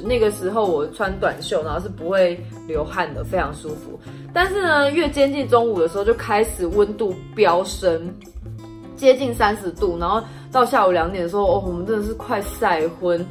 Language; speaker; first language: Chinese; native; Chinese